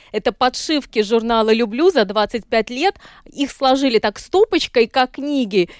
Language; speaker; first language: Russian; native; Russian